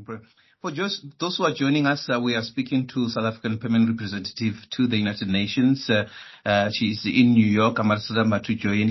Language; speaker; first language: English; non-native, local second language; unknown